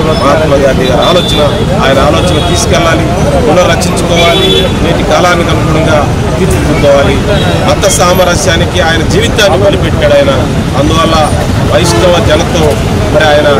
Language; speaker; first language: Telugu; native; Telugu